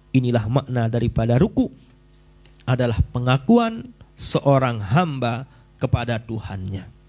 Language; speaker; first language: Malay; non-native, local second language; Sasak